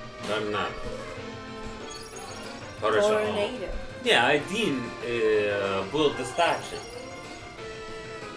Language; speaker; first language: Russian; non-native, learner; English